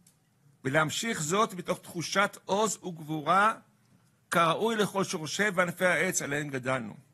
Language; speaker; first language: Hebrew; native; Hebrew